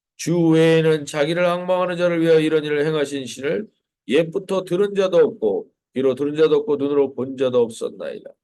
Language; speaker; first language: Korean; native; Korean